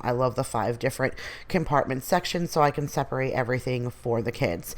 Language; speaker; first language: English; native; English